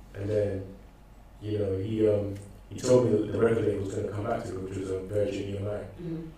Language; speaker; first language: English; non-native, local second language; Akan